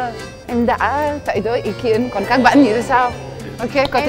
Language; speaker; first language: Vietnamese; non-native, fluent; French